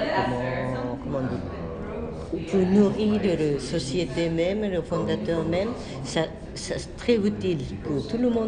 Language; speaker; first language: French; non-native, fluent; Japanese